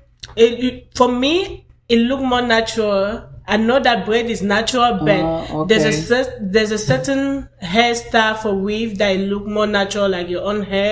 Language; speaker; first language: English; non-native, local second language; French